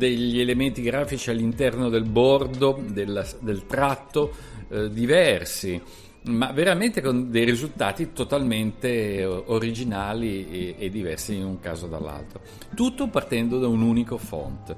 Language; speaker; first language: Italian; native; Italian